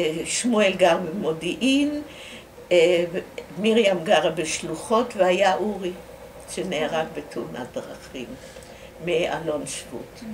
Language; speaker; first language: Hebrew; early bilingual, other home language; Dutch